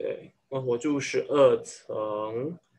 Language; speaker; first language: Chinese; non-native, learner; English